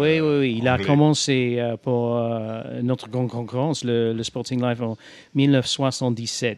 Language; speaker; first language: French; non-native, fluent; English